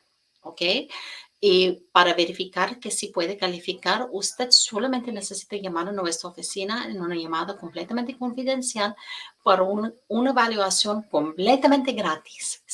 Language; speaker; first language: Spanish; non-native, fluent; English